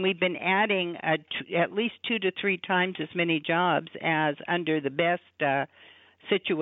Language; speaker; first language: English; native; English